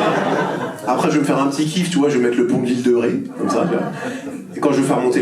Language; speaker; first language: French; native; French